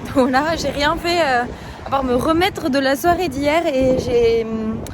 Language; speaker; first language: French; native; French